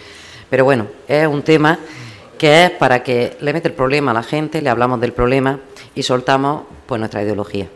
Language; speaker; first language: Spanish; native; Spanish